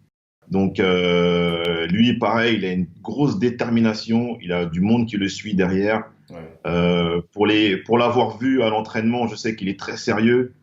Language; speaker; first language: French; native; French